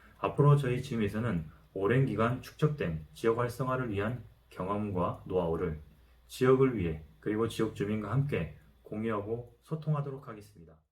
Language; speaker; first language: Korean; native; Korean